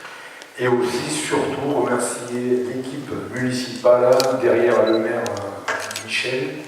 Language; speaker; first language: French; native; French